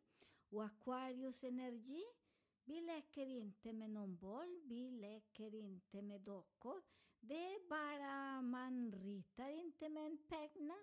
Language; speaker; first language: Swedish; non-native, fluent; Spanish